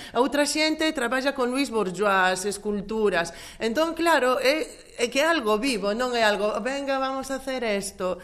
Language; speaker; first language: Galician; non-native, local second language; Spanish